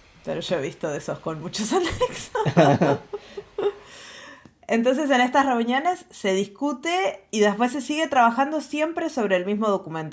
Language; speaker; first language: Spanish; native; Spanish